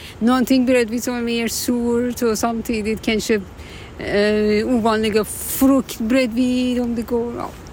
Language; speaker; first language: Swedish; non-native, learner; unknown